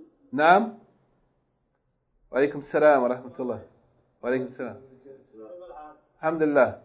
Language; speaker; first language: Arabic; non-native, fluent; English